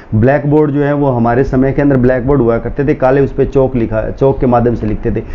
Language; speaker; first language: Hindi; non-native, local second language; Rajasthani